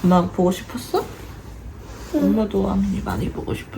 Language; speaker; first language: Korean; native; Korean